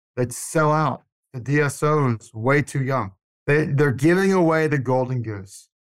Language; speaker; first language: English; native; English